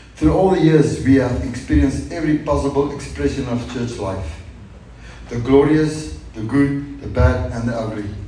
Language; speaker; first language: English; non-native, local second language; Afrikaans